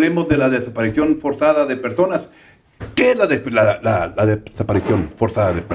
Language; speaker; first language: Spanish; native; Spanish